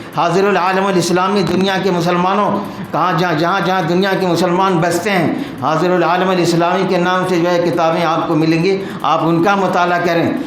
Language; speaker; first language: Urdu; native; Urdu